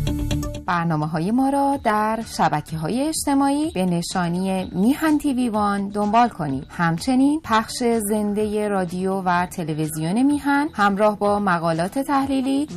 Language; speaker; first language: Persian; native; Persian